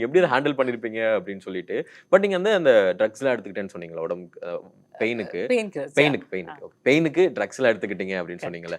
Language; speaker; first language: Tamil; native; Tamil